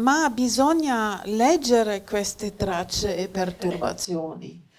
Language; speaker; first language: Italian; non-native, fluent; German